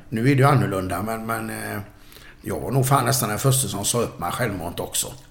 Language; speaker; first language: Swedish; native; Swedish